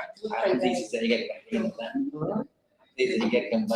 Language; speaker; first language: Arabic; native; Arabic